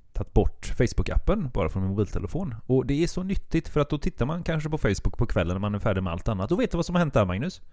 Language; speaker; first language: Swedish; native; Swedish